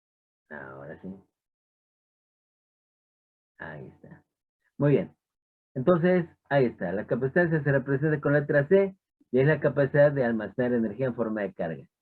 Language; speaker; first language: Spanish; native; Spanish